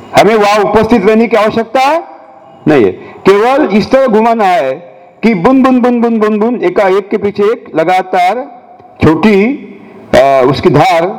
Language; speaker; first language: Hindi; non-native, local second language; Marathi